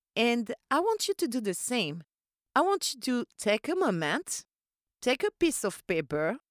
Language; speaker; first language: English; non-native, fluent; French